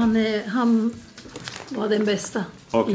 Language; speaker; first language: Swedish; non-native, fluent; Spanish